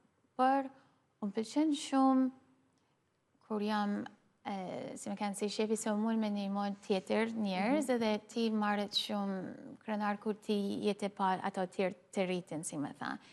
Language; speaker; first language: Albanian; early bilingual, heritage; Albanian